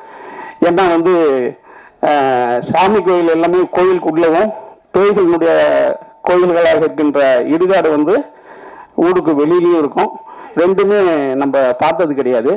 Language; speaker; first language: Tamil; native; Tamil